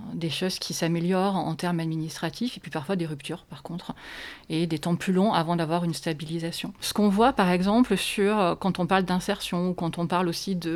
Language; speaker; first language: French; native; French